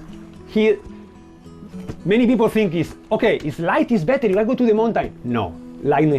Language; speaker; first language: English; non-native, learner; Spanish